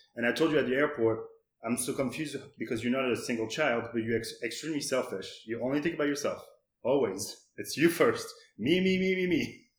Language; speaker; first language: English; non-native, fluent; French